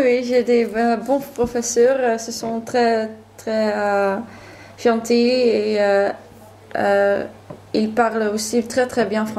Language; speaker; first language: French; non-native, learner; Dutch